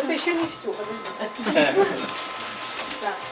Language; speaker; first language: Russian; native; Russian